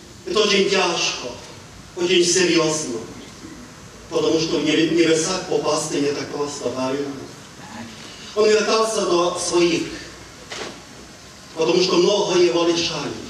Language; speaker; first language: Ukrainian; non-native, local second language; Hungarian